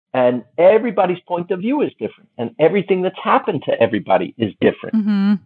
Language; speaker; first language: English; native; English